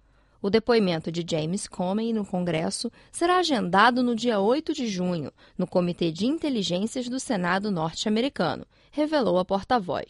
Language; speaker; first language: Portuguese; non-native, fluent; Chinese